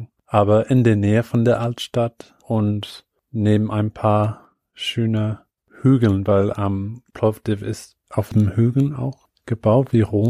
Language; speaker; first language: German; non-native, fluent; Bulgarian